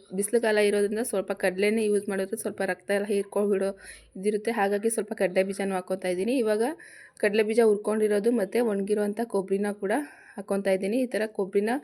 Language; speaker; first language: Kannada; non-native, local second language; Lambadi